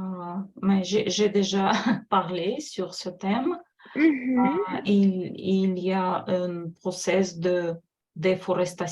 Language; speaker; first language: French; non-native, fluent; Russian